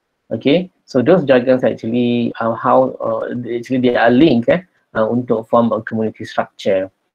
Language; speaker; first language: English; non-native, local second language; Malay